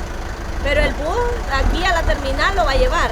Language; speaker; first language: Spanish; native; Spanish